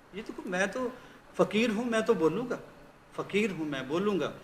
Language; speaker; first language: Hindi; non-native, local second language; Punjabi